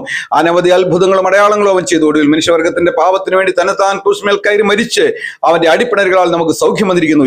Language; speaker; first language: Malayalam; native; Malayalam